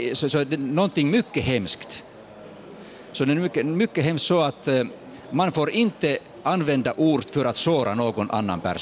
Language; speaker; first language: Swedish; non-native, fluent; Finnish